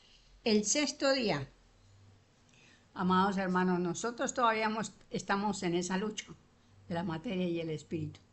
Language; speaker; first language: Spanish; native; Spanish